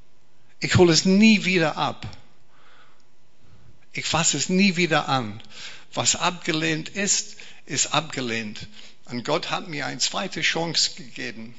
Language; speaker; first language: German; non-native, fluent; English